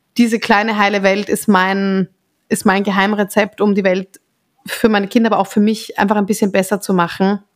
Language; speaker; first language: German; native; German